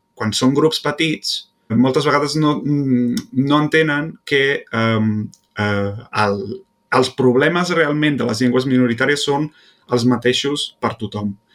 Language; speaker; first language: Catalan; non-native, fluent; Italian